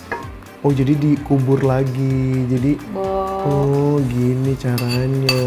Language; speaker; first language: Indonesian; native; Indonesian